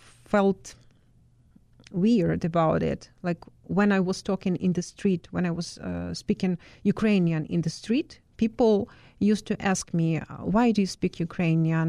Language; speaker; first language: English; non-native, fluent; Ukrainian